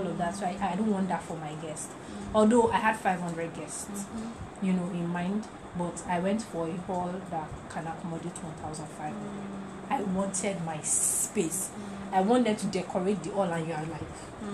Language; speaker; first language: English; non-native, local second language; Yoruba